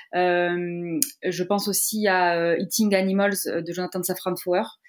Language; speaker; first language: French; native; French